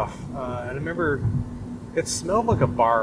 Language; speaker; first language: English; native; English